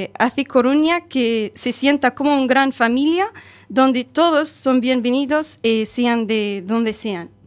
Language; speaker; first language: Spanish; non-native, learner; Arabic